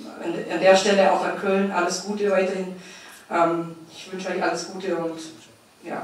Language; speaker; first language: German; native; German